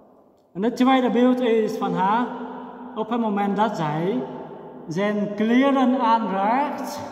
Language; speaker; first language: Dutch; non-native, fluent; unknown